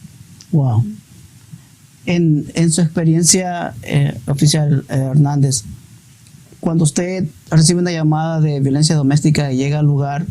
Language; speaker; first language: Spanish; native; Spanish